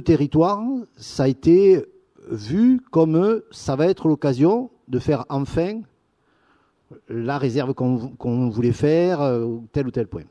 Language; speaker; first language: French; native; French